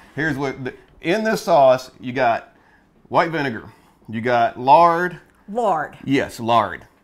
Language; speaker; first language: English; native; English